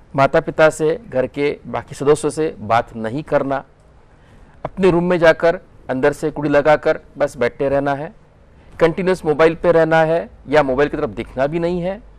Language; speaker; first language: Hindi; non-native, local second language; Marathi